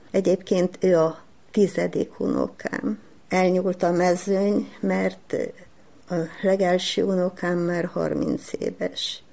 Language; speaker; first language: Hungarian; native; Hungarian